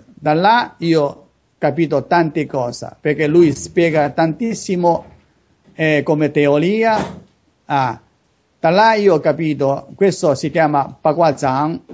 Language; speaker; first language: Italian; non-native, learner; Chinese